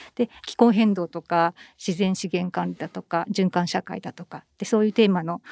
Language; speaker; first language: Japanese; native; Japanese